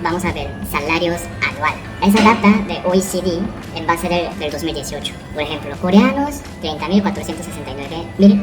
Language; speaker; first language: Spanish; non-native, learner; Korean